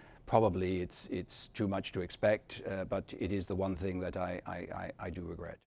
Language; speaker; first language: English; native; English